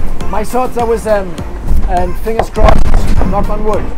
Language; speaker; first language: English; non-native, fluent; German